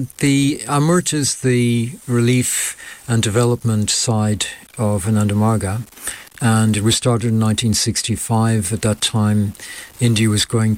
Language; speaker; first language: English; native; English